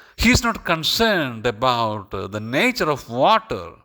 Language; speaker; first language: English; non-native, local second language; Malayalam